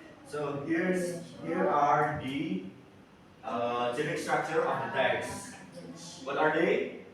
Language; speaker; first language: English; non-native, learner; Indonesian